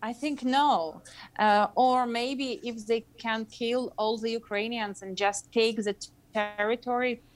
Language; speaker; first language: English; non-native, fluent; Ukrainian